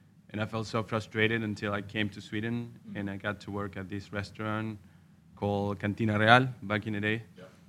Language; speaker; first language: English; non-native, fluent; Spanish